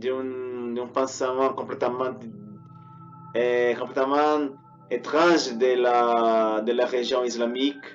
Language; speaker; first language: French; non-native, learner; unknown